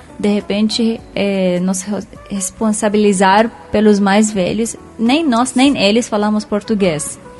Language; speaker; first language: Portuguese; non-native, fluent; Arabic